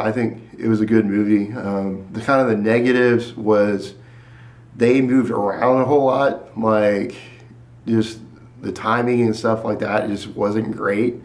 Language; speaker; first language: English; native; English